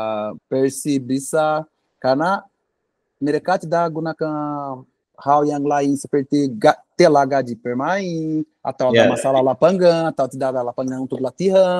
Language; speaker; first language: Indonesian; non-native, fluent; Portuguese